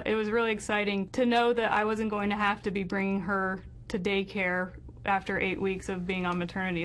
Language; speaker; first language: English; native; English